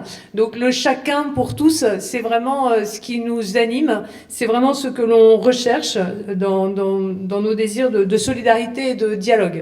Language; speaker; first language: French; native; French